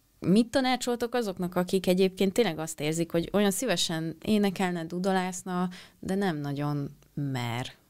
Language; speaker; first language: Hungarian; native; Hungarian